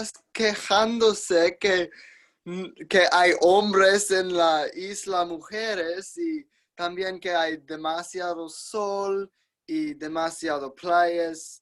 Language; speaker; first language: Spanish; non-native, learner; English